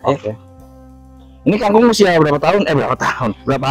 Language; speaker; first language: Indonesian; native; Indonesian